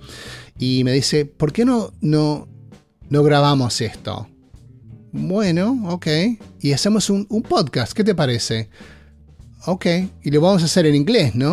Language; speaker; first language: Spanish; native; Spanish